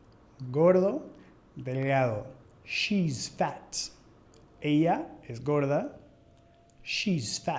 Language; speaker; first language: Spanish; non-native, fluent; English